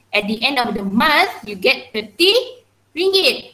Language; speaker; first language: English; non-native, local second language; Malay